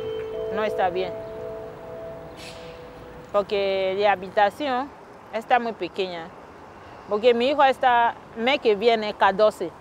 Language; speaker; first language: Spanish; non-native, learner; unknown